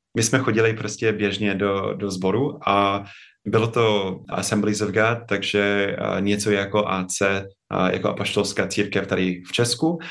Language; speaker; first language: Czech; non-native, fluent; English